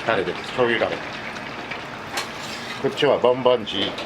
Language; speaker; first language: Japanese; native; Japanese